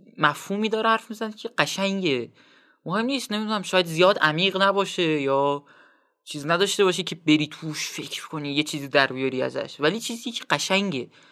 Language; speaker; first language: Persian; non-native, local second language; Azerbaijani